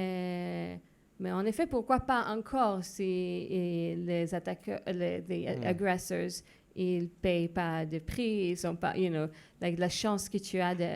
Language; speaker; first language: French; non-native, fluent; Hebrew